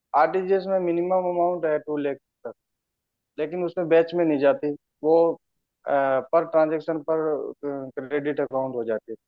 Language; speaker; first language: Hindi; native; Hindi